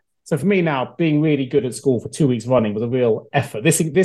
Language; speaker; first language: English; native; English